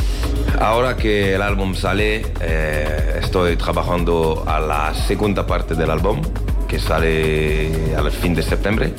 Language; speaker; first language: Spanish; non-native, learner; French